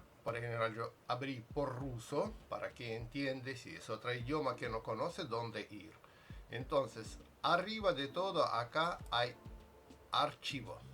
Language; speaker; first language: Spanish; non-native, fluent; Russian